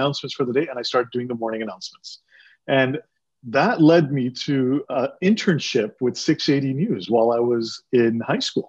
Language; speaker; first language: English; early bilingual, other home language; Punjabi